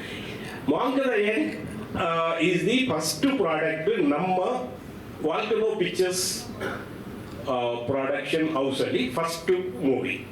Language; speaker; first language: Kannada; non-native, learner; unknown